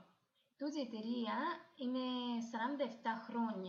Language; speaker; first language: Greek; non-native, fluent; Russian